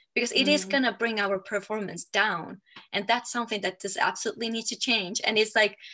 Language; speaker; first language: English; non-native, fluent; Finnish